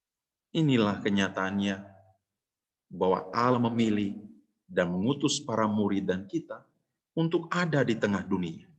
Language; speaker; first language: Indonesian; native; Indonesian